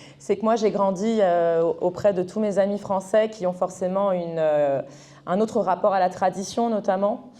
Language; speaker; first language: French; early bilingual, other home language; Arabic